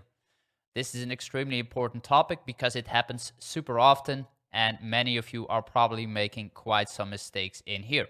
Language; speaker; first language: English; non-native, fluent; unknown